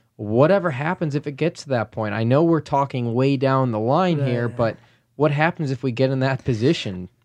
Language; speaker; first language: English; native; English